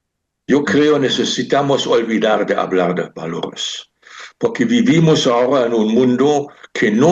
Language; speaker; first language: Spanish; non-native, fluent; German